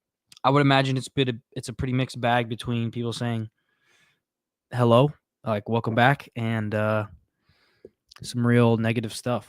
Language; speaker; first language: English; native; English